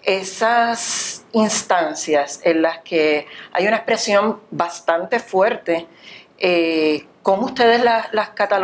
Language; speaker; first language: Spanish; native; Spanish